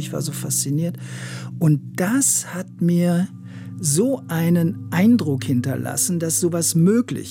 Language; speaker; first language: German; native; German